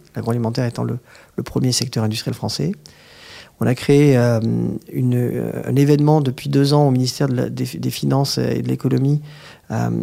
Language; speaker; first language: French; native; French